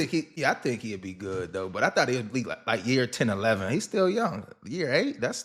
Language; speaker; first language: English; native; English